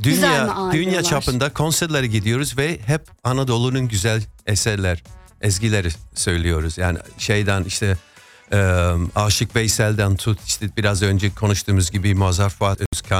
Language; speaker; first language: Turkish; non-native, fluent; English